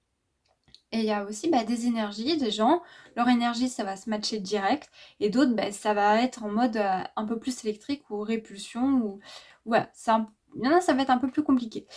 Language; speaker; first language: French; native; French